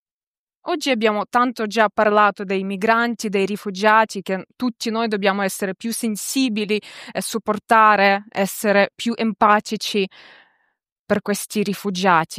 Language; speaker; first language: Italian; non-native, fluent; Ukrainian